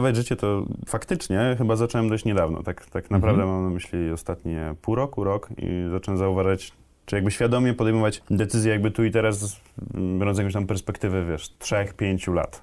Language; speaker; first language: Polish; native; Polish